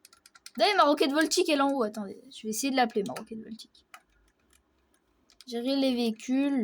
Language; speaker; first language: French; native; French